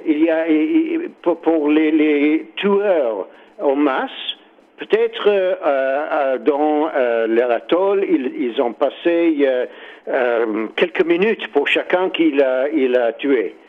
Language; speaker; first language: French; non-native, learner; English